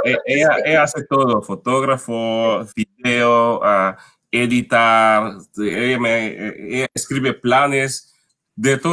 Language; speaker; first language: Spanish; non-native, fluent; Papiamento